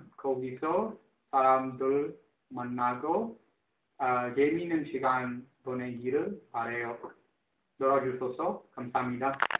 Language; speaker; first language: Korean; non-native, learner; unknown